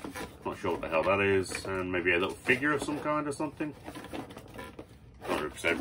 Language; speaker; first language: English; native; English